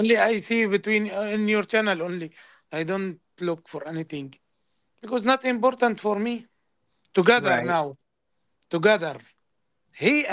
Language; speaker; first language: English; non-native, learner; Arabic